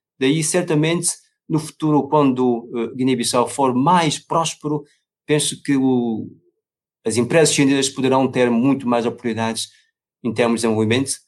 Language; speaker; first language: Portuguese; non-native, fluent; Chinese